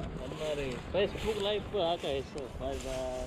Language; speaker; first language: Korean; non-native, learner; Thai